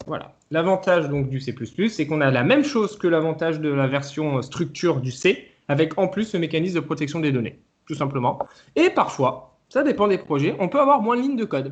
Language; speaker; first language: French; native; French